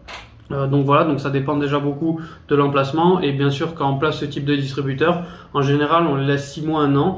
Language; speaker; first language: French; native; French